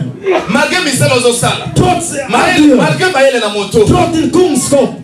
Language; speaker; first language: Swedish; non-native, fluent; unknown